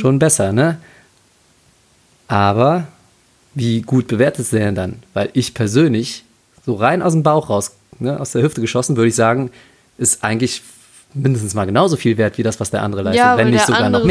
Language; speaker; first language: German; native; German